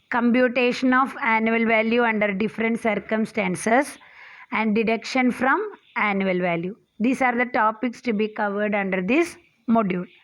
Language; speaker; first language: English; non-native, local second language; Malayalam